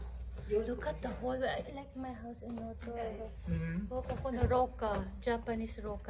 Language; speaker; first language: English; non-native, learner; Japanese